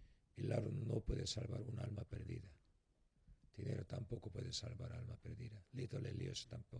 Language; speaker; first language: Spanish; non-native, learner; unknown